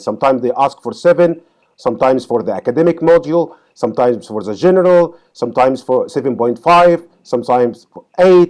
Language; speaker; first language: English; non-native, fluent; Arabic